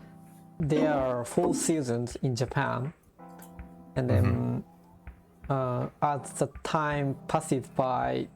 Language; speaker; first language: English; non-native, learner; Japanese